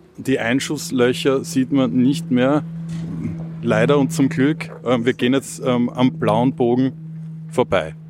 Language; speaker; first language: German; native; German